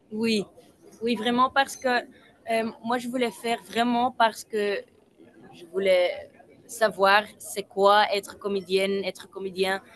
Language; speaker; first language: French; non-native, local second language; Dutch